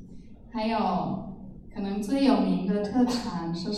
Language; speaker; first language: Chinese; non-native, fluent; German